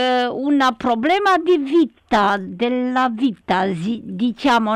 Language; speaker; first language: Italian; non-native, learner; Romanian